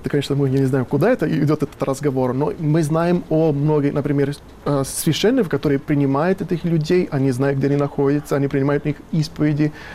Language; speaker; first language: Russian; non-native, fluent; Italian